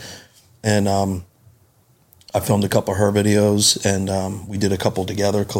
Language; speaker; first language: English; native; English